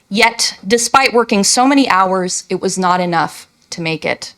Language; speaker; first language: English; native; English